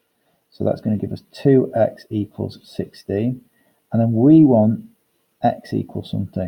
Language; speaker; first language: English; native; English